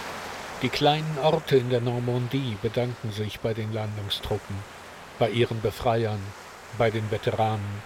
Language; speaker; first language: German; native; German